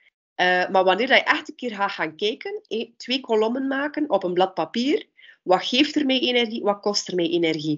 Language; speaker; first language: Dutch; native; Dutch